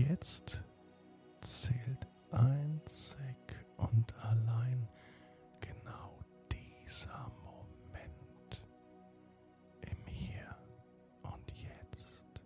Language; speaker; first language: German; native; German